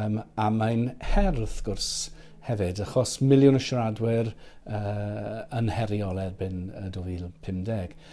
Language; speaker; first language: Welsh; non-native, fluent; English